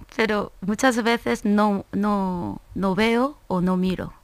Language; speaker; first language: Spanish; non-native, fluent; Korean